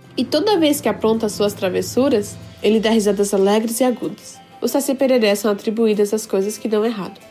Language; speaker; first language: Portuguese; early bilingual, other home language; Japanese